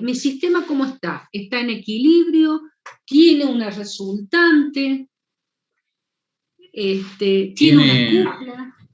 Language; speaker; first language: Spanish; native; Spanish